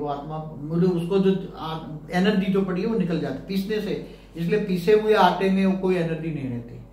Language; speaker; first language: Hindi; non-native, local second language; Gujarati